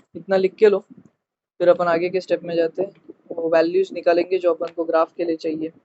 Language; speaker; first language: Hindi; non-native, local second language; Marathi